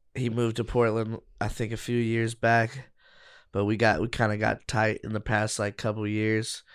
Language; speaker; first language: English; native; English